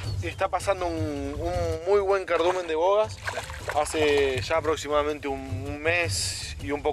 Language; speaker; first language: Spanish; native; Spanish